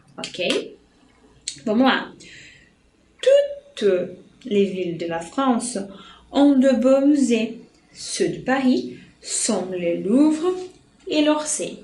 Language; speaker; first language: French; non-native, fluent; Portuguese